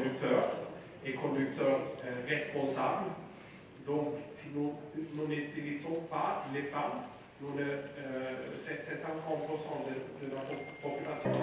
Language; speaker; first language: French; non-native, learner; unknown